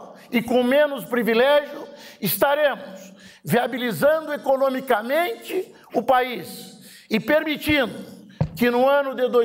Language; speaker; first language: Portuguese; native; Portuguese